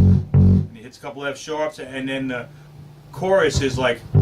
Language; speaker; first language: English; native; English